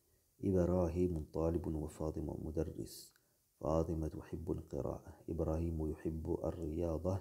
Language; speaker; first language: Arabic; non-native, fluent; French